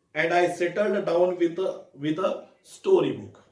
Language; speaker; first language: English; non-native, local second language; Marathi